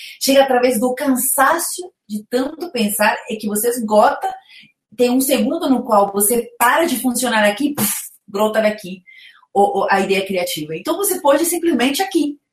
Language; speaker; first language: Portuguese; non-native, fluent; Spanish